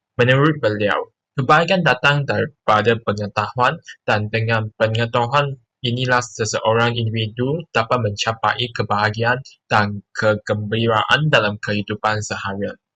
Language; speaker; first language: Malay; non-native, local second language; Chinese